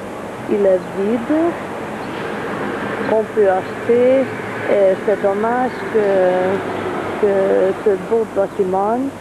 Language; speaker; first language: French; non-native, fluent; Hungarian